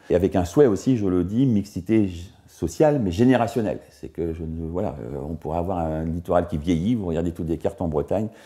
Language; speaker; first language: French; native; French